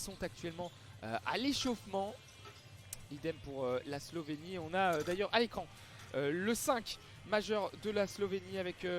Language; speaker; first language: French; native; French